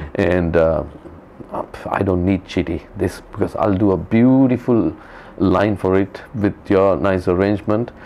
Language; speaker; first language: English; non-native, local second language; Sinhala